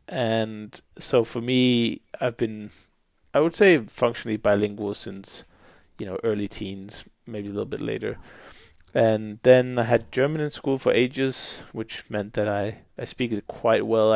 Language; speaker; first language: English; non-native, fluent; Danish